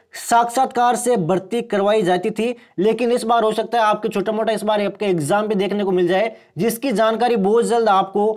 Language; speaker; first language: Hindi; native; Hindi